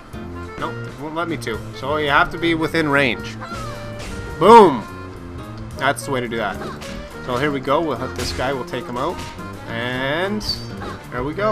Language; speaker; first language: English; native; English